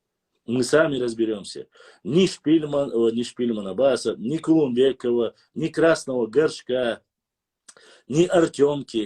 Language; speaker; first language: Russian; non-native, local second language; Chechen